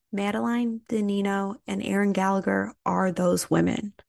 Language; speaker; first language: English; native; English